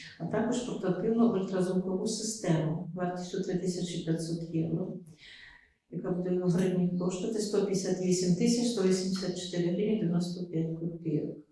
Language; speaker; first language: Ukrainian; native; Ukrainian